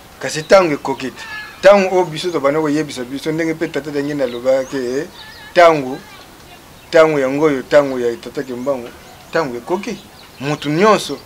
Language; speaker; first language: Lingala; non-native, local second language; Kongo